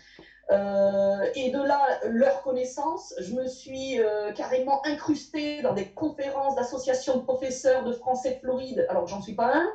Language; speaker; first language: French; native; French